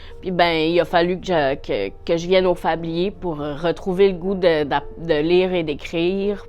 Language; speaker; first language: French; native; French